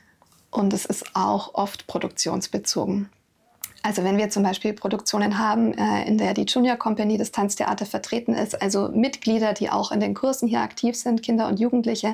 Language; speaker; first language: German; native; German